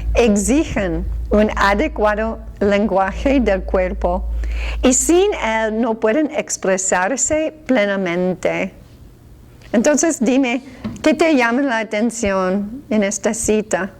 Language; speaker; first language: Spanish; non-native, fluent; English